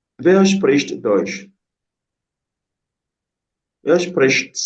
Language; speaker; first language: German; non-native, fluent; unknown